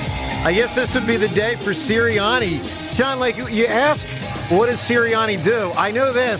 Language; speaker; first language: English; native; English